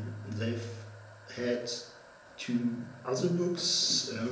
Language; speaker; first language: English; non-native, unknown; German